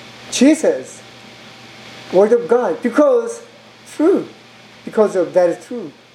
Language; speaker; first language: English; non-native, learner; Korean